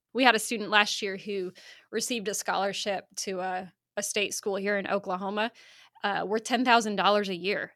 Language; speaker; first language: English; native; English